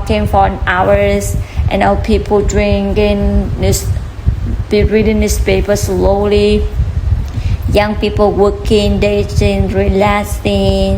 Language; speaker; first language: English; non-native, learner; Vietnamese